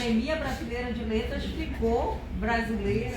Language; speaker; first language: Portuguese; native; Portuguese